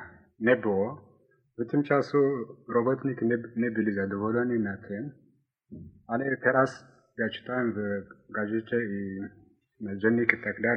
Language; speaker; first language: Polish; non-native, learner; Amharic